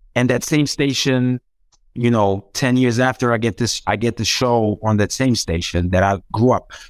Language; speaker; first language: English; non-native, fluent; Croatian